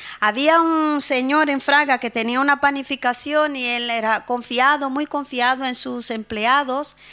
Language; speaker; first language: Spanish; non-native, fluent; Portuguese